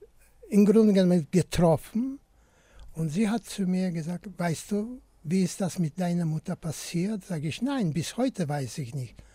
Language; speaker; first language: German; non-native, fluent; Polish